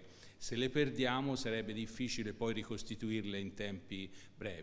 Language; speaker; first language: Italian; native; Italian